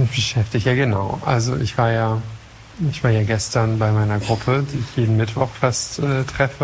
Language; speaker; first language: German; non-native, fluent; French